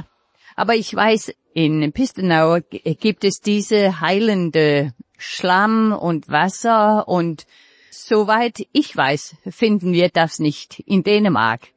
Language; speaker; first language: German; non-native, fluent; Danish